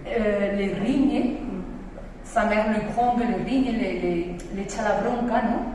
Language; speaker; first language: French; non-native, fluent; Spanish